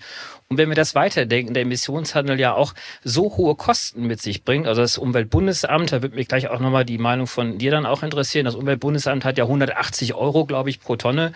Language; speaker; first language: German; native; German